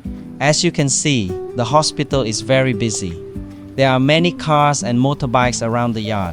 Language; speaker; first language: English; non-native, fluent; Vietnamese